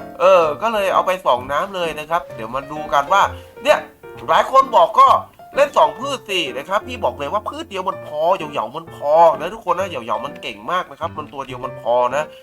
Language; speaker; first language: Thai; native; Thai